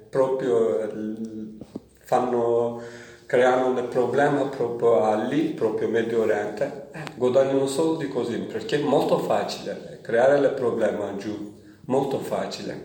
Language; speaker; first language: Italian; non-native, learner; Kurdish